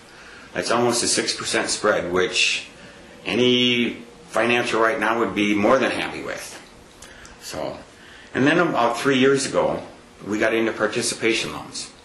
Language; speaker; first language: English; native; English